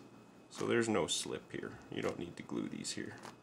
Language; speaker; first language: English; native; English